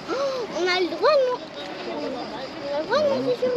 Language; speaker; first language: French; native; French